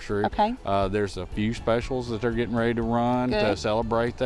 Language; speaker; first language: English; native; English